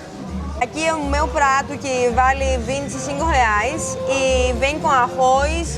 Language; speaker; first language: Portuguese; non-native, fluent; Greek